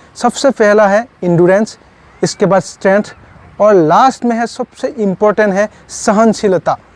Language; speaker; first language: Hindi; non-native, local second language; Assamese